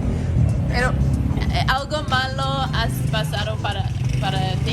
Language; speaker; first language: Spanish; non-native, learner; English